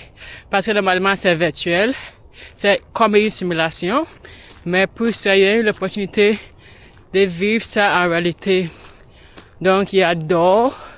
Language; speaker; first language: French; non-native, learner; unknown